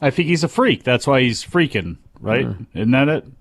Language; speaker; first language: English; native; English